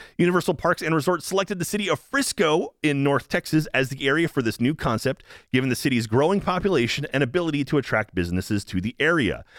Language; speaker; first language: English; native; English